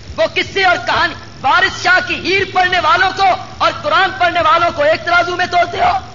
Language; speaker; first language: Urdu; non-native, local second language; Punjabi